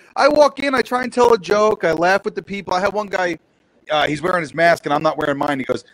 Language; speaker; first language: English; native; English